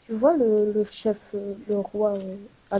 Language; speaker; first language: French; native; French